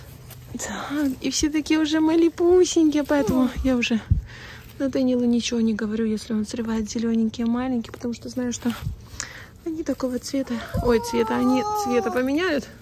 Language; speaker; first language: Russian; native; Russian